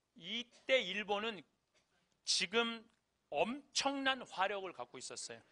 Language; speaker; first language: Korean; native; Korean